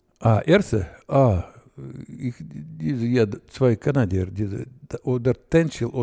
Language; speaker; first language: German; non-native, learner; Russian